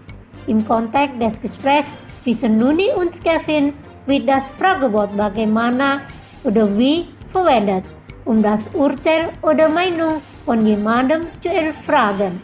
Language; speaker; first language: German; non-native, fluent; Indonesian